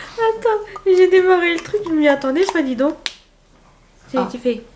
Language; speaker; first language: French; native; French